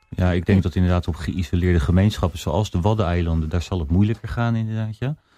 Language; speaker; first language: Dutch; native; Dutch